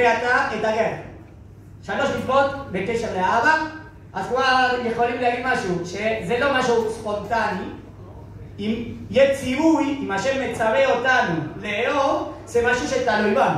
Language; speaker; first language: Hebrew; non-native, fluent; Spanish